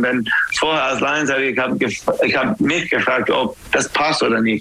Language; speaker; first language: German; non-native, learner; English